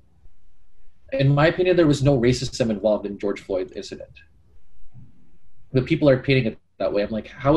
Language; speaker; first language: English; native; English